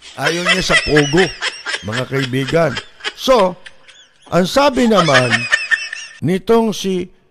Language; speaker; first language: Filipino; native; Filipino